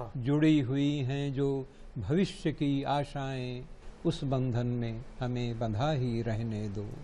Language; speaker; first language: Hindi; native; Hindi